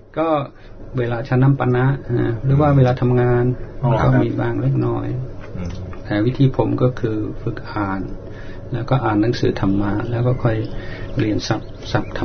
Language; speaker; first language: Thai; non-native, fluent; English